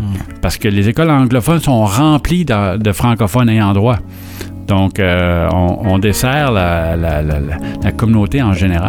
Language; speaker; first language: French; native; French